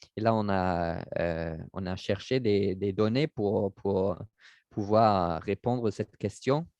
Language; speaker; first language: French; non-native, learner; German